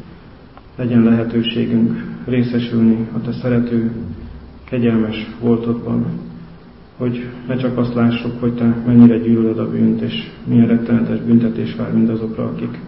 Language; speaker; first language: Hungarian; native; Hungarian